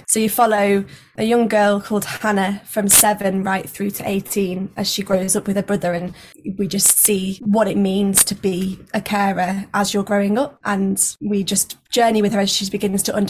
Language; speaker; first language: English; native; English